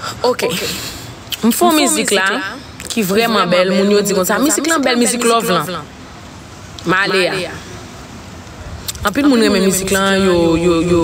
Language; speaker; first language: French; non-native, learner; Haitian Creole